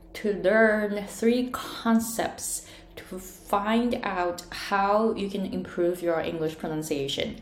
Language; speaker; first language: English; non-native, fluent; Japanese